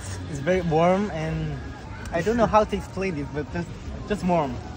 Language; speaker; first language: English; non-native, learner; Korean